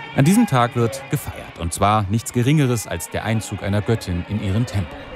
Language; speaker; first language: German; native; German